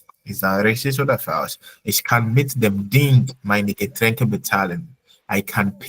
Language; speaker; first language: German; non-native, fluent; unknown